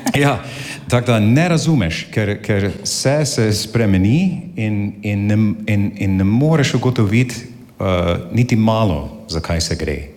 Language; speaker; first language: Slovenian; non-native, fluent; English